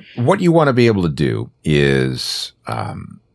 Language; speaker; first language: English; native; English